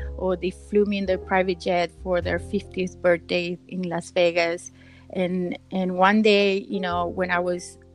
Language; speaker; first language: English; early bilingual, other home language; Spanish